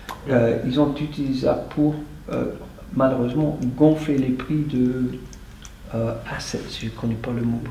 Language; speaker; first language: French; non-native, fluent; English